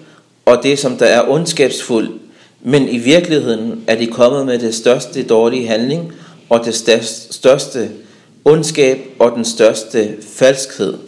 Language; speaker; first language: Danish; early bilingual, other home language; Arabic